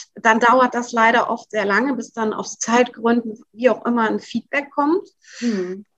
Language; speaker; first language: German; native; German